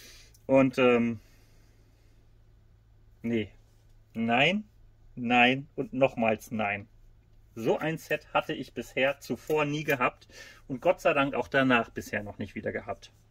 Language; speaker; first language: German; native; German